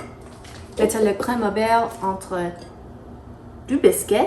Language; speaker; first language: French; non-native, learner; English